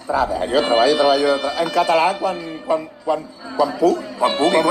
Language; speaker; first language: Catalan; non-native, learner; Spanish